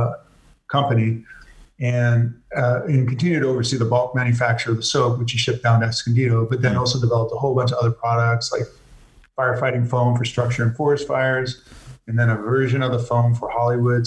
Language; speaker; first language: English; native; English